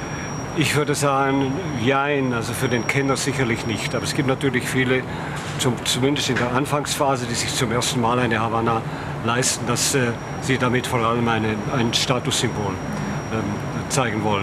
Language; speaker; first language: German; native; German